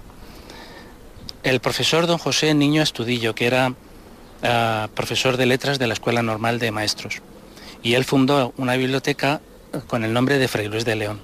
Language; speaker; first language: Spanish; native; Spanish